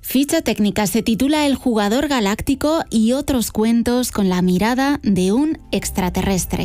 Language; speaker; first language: Spanish; native; Spanish